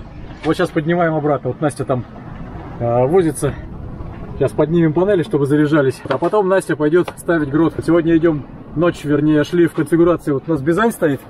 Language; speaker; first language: Russian; native; Russian